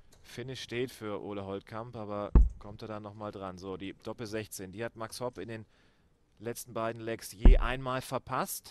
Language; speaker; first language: German; native; German